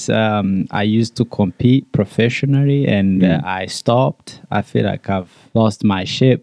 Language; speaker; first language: English; non-native, local second language; Kinyarwanda